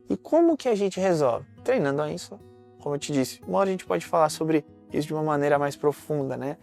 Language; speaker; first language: Portuguese; native; Portuguese